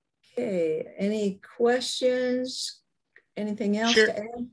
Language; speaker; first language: English; native; English